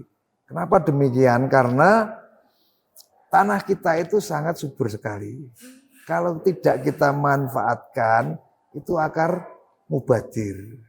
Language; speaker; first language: Indonesian; native; Indonesian